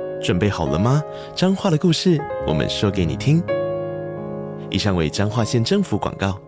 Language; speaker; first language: Chinese; native; Chinese